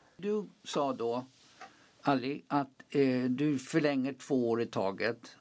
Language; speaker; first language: Swedish; native; Swedish